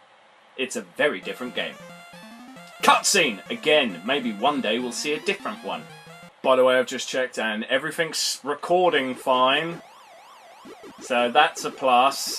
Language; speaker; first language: English; native; English